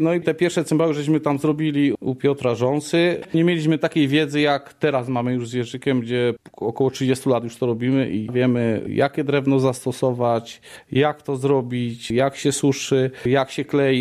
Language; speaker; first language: Polish; native; Polish